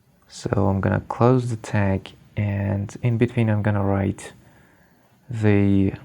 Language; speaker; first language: English; non-native, fluent; Persian